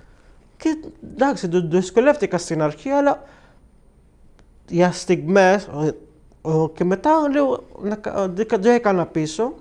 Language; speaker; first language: Greek; non-native, fluent; Arabic